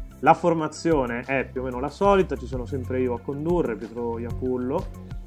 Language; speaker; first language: Italian; native; Italian